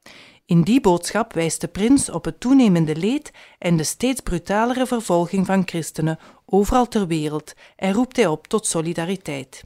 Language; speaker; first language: Dutch; native; Dutch